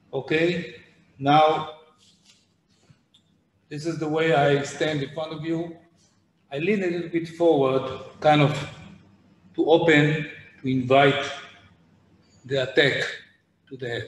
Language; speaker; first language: English; non-native, fluent; Hebrew